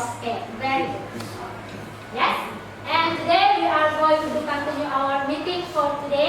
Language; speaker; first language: English; non-native, fluent; Indonesian